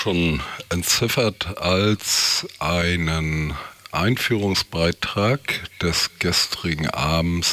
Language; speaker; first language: German; native; German